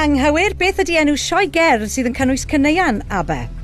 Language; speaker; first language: Welsh; native; Welsh